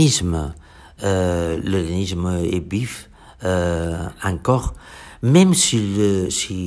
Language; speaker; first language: French; non-native, fluent; Catalan